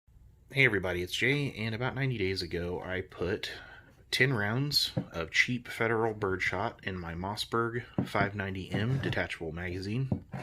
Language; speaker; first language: English; native; English